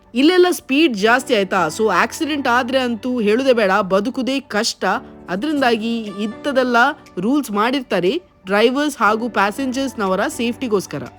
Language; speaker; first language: Kannada; non-native, local second language; Tulu